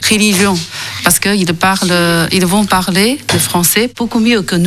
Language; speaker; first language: French; non-native, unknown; Chinese